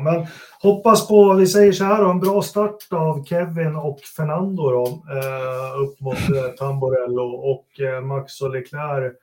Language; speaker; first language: Swedish; native; Swedish